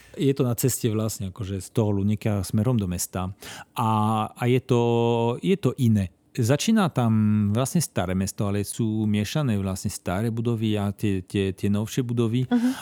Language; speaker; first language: Slovak; non-native, fluent; French